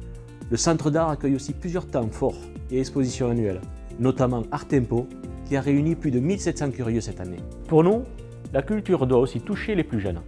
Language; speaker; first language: French; native; French